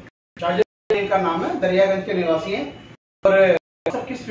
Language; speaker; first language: Hindi; native; Hindi